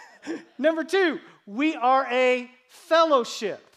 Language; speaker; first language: English; native; English